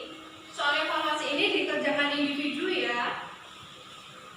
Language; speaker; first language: Indonesian; native; Indonesian